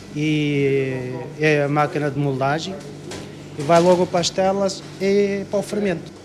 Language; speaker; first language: Portuguese; non-native, fluent; Arabic